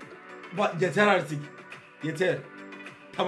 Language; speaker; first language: Turkish; non-native, learner; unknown